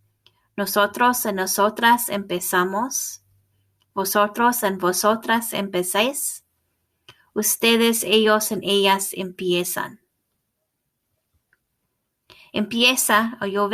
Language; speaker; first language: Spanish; non-native, fluent; English